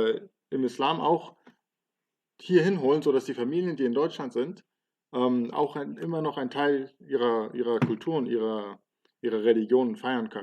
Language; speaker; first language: German; early bilingual, other home language; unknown